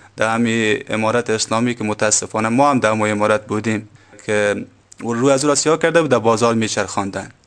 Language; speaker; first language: Persian; native; Persian